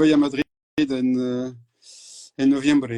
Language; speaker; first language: Spanish; non-native, fluent; French